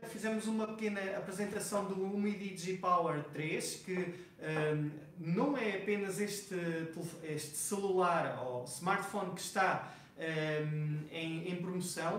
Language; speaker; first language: Portuguese; non-native, fluent; Spanish